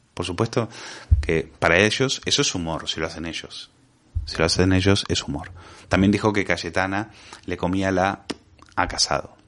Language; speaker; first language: Spanish; native; Spanish